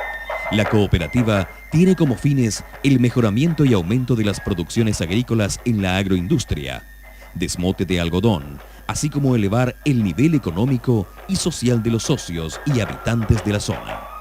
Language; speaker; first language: Spanish; native; Spanish